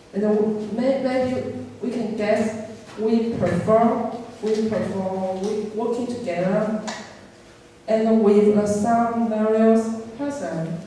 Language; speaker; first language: English; non-native, learner; Chinese